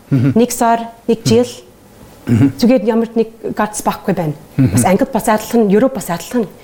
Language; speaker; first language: Mongolian; non-native, learner; English